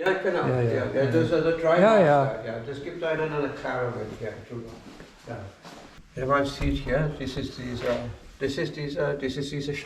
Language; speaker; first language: German; non-native, learner; English